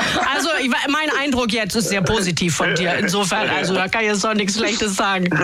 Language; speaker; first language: German; native; German